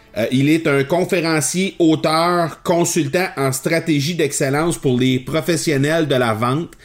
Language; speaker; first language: French; native; French